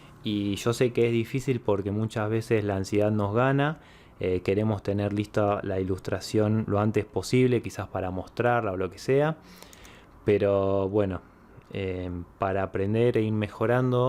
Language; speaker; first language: Spanish; native; Spanish